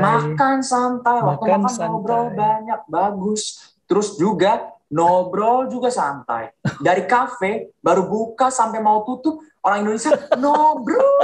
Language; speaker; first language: Indonesian; non-native, fluent; Korean